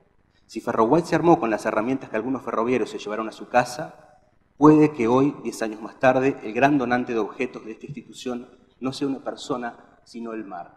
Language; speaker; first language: Spanish; native; Spanish